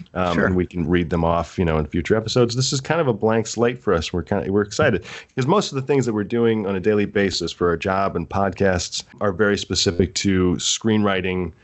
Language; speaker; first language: English; native; English